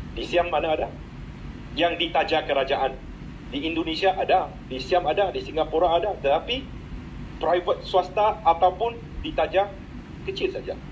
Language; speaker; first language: Malay; non-native, local second language; Chinese